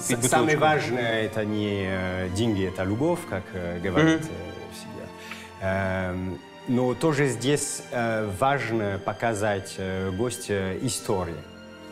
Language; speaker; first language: Russian; non-native, fluent; French